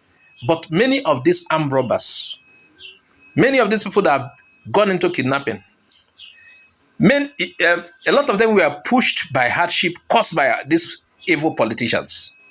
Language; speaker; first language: English; non-native, local second language; Igbo